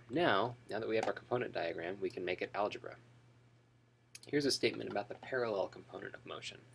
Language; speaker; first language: English; native; English